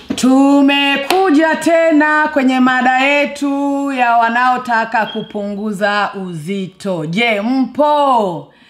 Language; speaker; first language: Swahili; non-native, local second language; Rundi